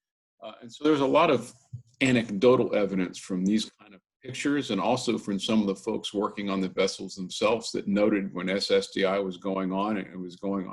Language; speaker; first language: English; native; English